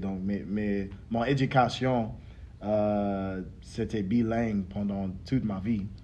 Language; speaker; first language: French; early bilingual, heritage; English